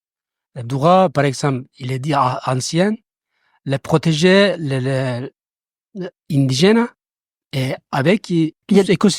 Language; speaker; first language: French; non-native, learner; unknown